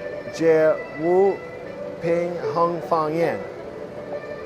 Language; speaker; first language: Chinese; non-native, learner; English